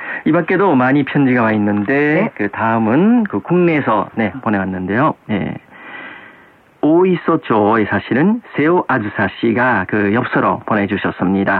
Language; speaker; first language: Korean; non-native, fluent; Japanese